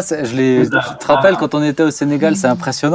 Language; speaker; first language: French; native; French